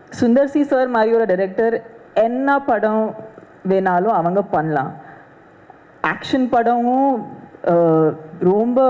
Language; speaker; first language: Tamil; non-native, learner; Hindi